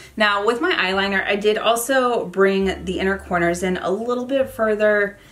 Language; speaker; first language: English; native; English